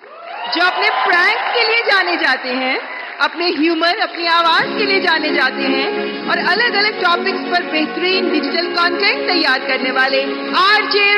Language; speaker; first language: Hindi; native; Hindi